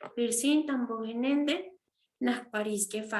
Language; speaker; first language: German; non-native, fluent; Spanish